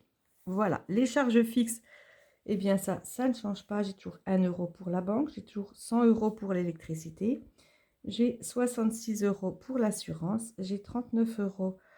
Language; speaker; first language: French; native; French